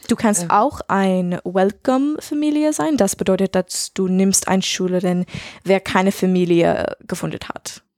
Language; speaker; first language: German; non-native, learner; English